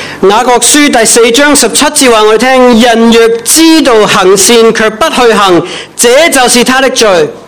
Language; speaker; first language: Cantonese; non-native, fluent; English